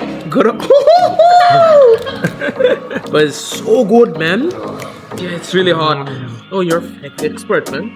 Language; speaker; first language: English; non-native, local second language; Bangla